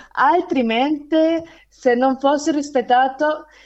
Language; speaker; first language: Italian; non-native, fluent; Spanish